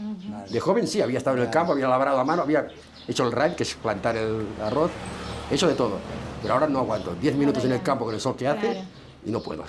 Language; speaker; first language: Spanish; native; Spanish